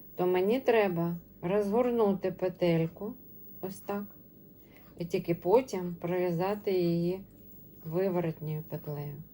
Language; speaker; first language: Ukrainian; non-native, local second language; Russian